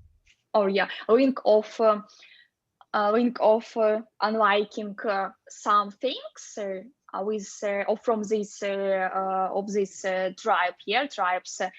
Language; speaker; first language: English; non-native, fluent; Russian